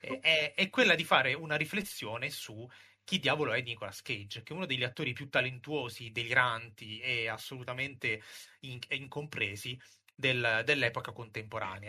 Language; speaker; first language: Italian; native; Italian